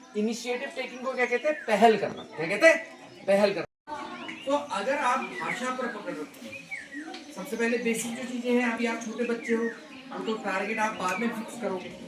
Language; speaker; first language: Hindi; native; Hindi